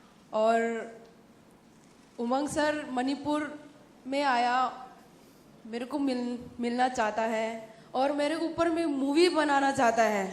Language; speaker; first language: Hindi; non-native, local second language; Manipuri